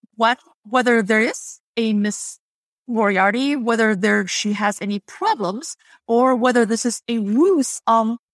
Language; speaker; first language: English; non-native, fluent; Chinese